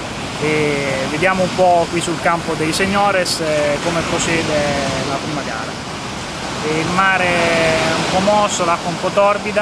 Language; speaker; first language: Italian; native; Italian